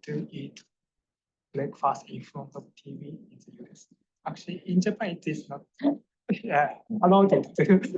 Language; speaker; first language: English; non-native, fluent; Japanese